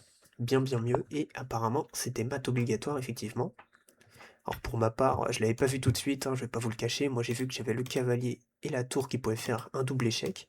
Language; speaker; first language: French; native; French